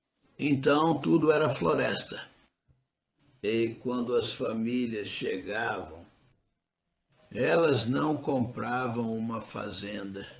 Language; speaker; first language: Portuguese; non-native, fluent; English